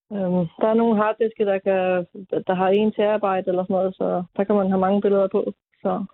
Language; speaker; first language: Danish; native; Danish